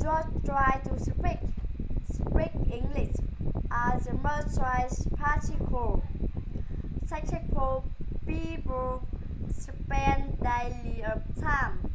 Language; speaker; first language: English; non-native, learner; Vietnamese